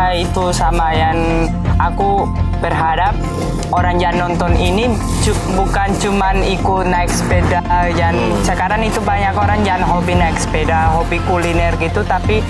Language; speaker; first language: Indonesian; non-native, fluent; Spanish